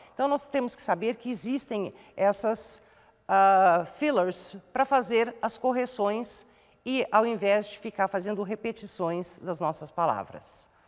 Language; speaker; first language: Portuguese; native; Portuguese